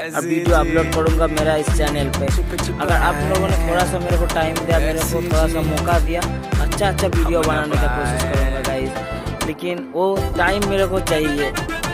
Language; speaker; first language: Hindi; non-native, local second language; Bangla